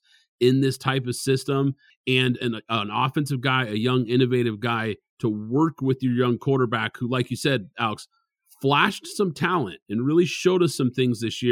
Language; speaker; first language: English; native; English